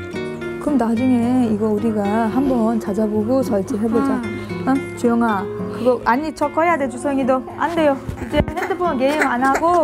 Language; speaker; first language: Korean; non-native, fluent; Uzbek